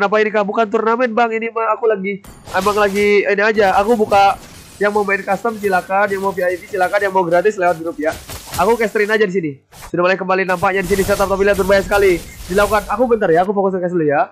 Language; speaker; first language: Indonesian; native; Indonesian